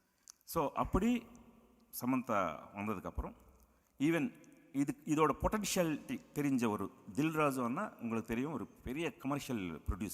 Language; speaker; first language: Tamil; non-native, local second language; Telugu